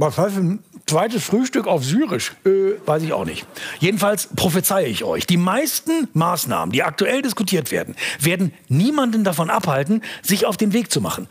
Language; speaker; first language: German; native; German